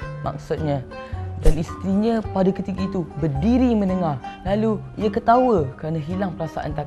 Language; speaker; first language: Malay; native; Malay